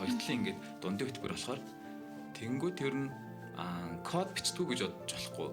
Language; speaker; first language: Mongolian; native; Mongolian